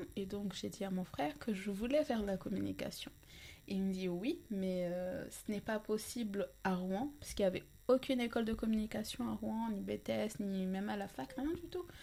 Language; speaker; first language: French; non-native, local second language; Ngazidja Comorian